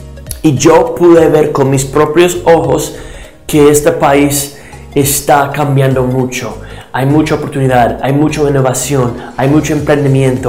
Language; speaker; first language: Spanish; non-native, fluent; English